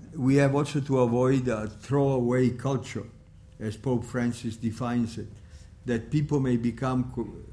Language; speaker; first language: English; non-native, fluent; Italian